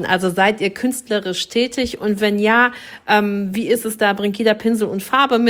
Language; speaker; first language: German; native; German